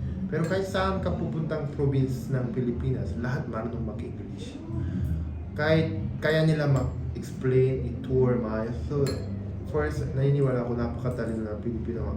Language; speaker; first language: Filipino; non-native, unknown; Korean